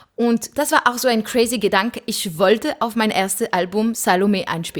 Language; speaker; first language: German; non-native, fluent; French